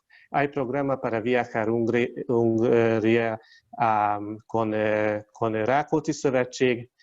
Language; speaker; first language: Spanish; non-native, learner; Hungarian